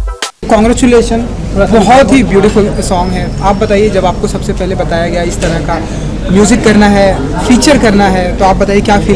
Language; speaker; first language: Hindi; native; Hindi